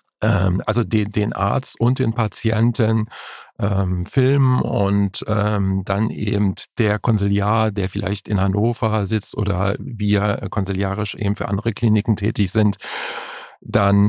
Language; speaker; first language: German; native; German